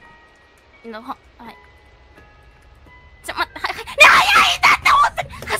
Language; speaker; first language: Japanese; native; Japanese